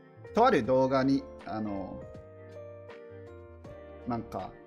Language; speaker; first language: Japanese; non-native, learner; English